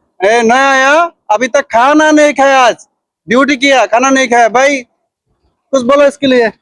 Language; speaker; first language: Hindi; non-native, learner; Bangla